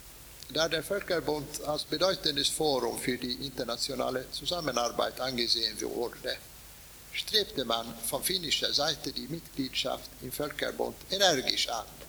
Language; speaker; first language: German; non-native, fluent; Swedish